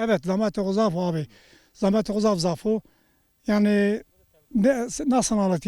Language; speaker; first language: Turkish; non-native, local second language; Zaza